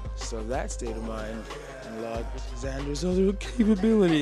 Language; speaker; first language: English; native; English